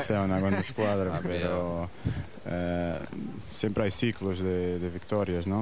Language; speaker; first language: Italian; non-native, learner; Portuguese